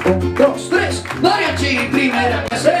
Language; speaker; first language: Spanish; native; Spanish